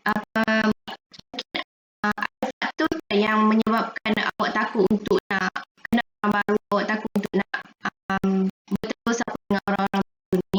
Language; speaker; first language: Malay; native; Malay